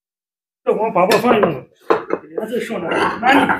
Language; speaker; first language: Chinese; native; Chinese